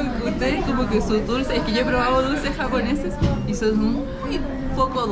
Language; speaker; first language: Spanish; native; Spanish